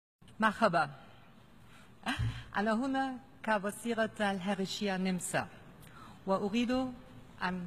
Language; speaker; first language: Arabic; non-native, fluent; German